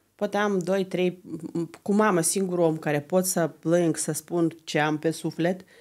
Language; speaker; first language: Romanian; non-native, fluent; Lithuanian